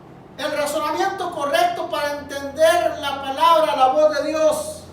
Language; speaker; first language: Spanish; native; Spanish